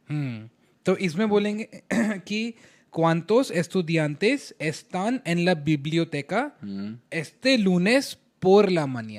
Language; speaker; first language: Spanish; non-native, learner; Hindi